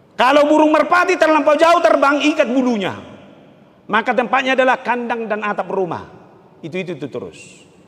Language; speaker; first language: Indonesian; non-native, local second language; Batak Toba